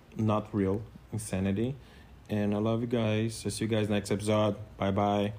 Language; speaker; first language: English; non-native, fluent; Portuguese